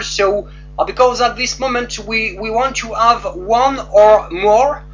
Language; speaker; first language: English; non-native, learner; French